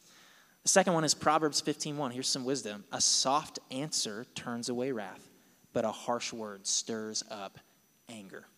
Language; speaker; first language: English; native; English